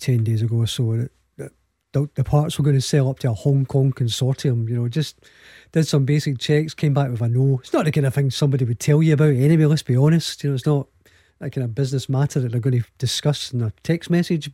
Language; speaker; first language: English; native; English